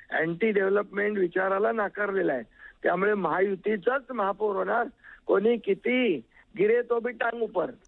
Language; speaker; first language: Marathi; native; Marathi